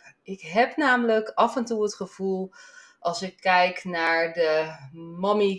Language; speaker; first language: Dutch; native; Dutch